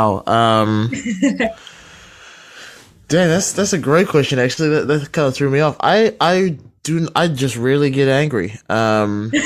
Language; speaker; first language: English; native; English